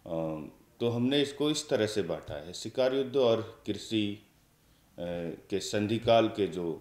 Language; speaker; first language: Hindi; native; Hindi